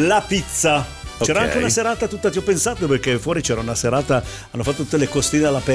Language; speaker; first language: Italian; native; Italian